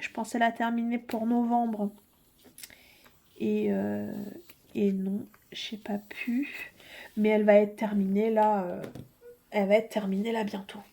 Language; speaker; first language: French; native; French